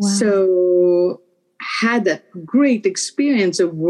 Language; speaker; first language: English; non-native, local second language; Filipino